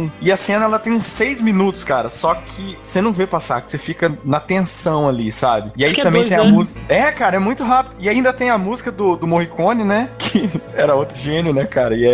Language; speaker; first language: Portuguese; native; Portuguese